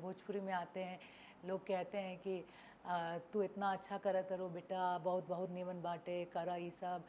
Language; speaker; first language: Hindi; non-native, local second language; Bhojpuri